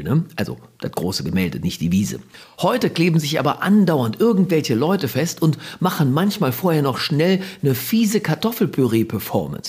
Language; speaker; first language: German; native; German